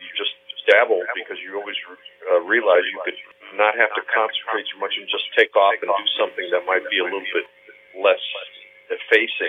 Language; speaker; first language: English; native; English